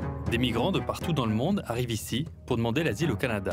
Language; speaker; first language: French; native; French